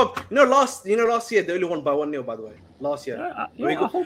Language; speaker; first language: English; native; English